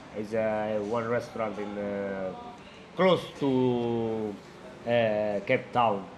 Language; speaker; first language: English; non-native, learner; Italian